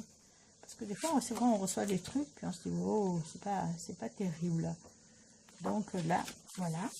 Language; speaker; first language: French; native; French